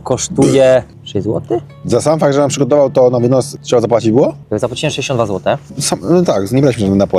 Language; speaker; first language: Polish; native; Polish